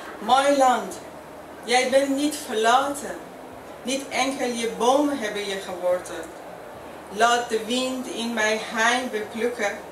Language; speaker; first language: Dutch; non-native, fluent; Persian